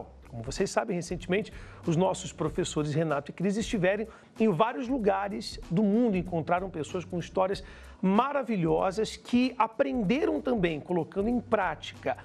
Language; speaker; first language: Portuguese; native; Portuguese